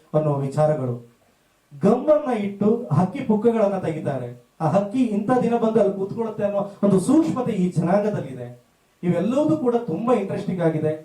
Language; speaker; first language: Kannada; native; Kannada